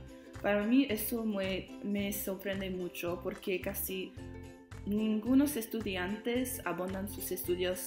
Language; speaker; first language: Spanish; non-native, learner; English